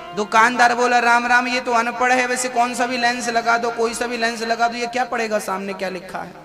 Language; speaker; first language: Hindi; native; Hindi